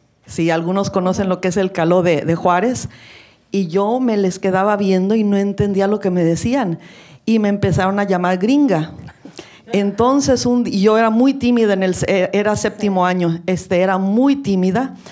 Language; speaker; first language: Spanish; early bilingual, heritage; Spanish